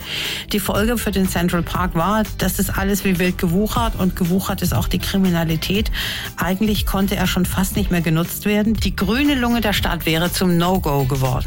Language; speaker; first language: German; native; German